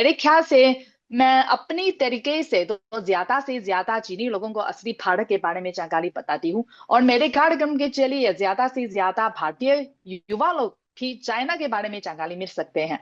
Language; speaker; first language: Hindi; non-native, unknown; Chinese